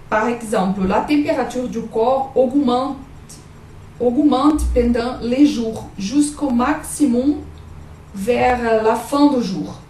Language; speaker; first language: French; non-native, learner; Portuguese